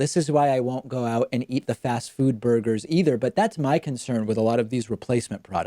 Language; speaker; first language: English; native; English